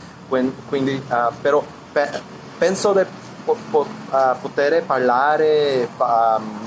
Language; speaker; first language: Italian; non-native, learner; Portuguese